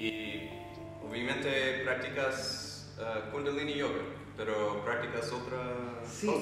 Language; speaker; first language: Spanish; non-native, fluent; English